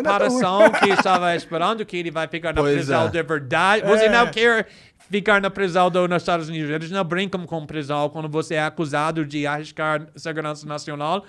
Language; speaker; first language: Portuguese; non-native, fluent; English